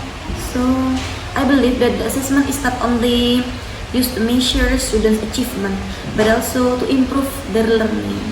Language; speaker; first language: English; non-native, fluent; Indonesian